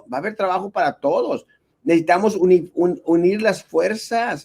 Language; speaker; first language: Spanish; non-native, local second language; English